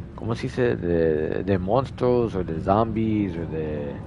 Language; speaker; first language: Spanish; early bilingual, heritage; Spanish